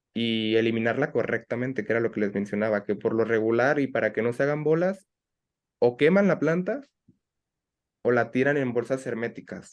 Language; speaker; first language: Spanish; native; Spanish